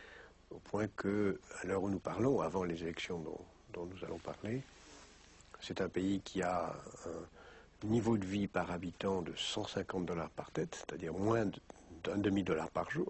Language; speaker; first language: French; native; French